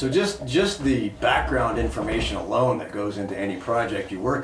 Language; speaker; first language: English; native; English